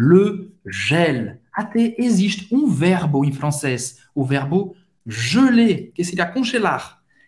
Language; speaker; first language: Portuguese; non-native, fluent; French